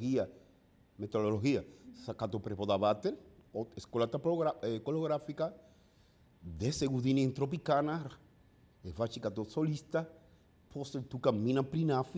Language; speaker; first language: Bulgarian; non-native, learner; Spanish